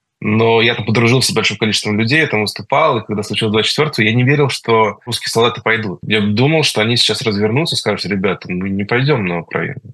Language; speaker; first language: Russian; early bilingual, heritage; Russian